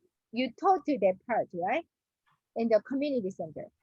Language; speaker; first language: English; non-native, learner; Korean